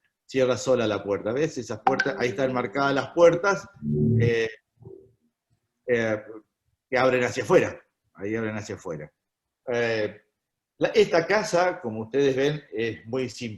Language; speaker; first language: Spanish; native; Spanish